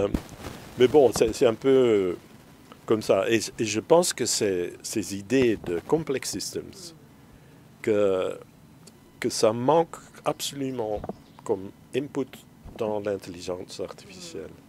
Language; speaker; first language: French; non-native, fluent; Dutch